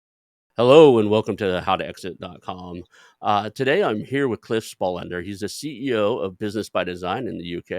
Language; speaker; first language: English; native; English